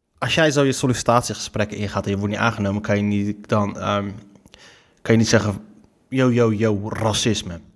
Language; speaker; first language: Dutch; early bilingual, other home language; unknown